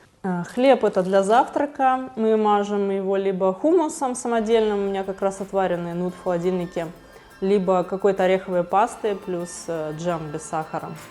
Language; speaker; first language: Russian; native; Russian